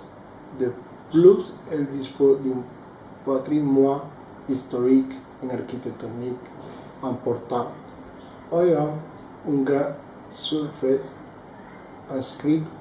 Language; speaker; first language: French; non-native, learner; Spanish